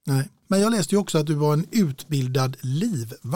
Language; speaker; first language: Swedish; native; Swedish